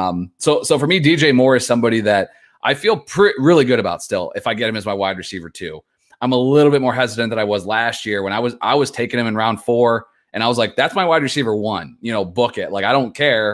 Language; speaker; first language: English; native; English